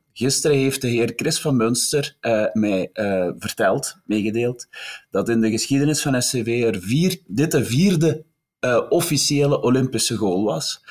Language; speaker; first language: Dutch; native; Dutch